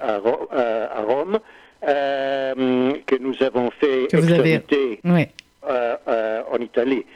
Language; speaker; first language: French; non-native, learner; English